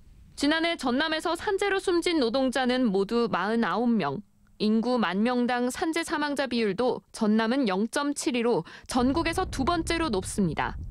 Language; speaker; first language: Korean; native; Korean